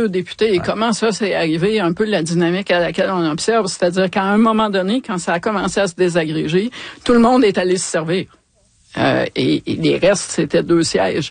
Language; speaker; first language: French; native; French